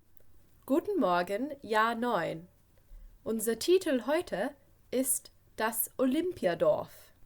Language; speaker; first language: German; non-native, fluent; English